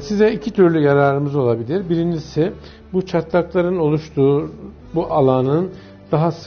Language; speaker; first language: Turkish; native; Turkish